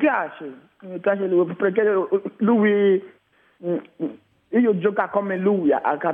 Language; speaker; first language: Italian; non-native, learner; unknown